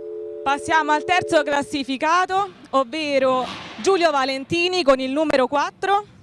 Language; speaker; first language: Italian; native; Italian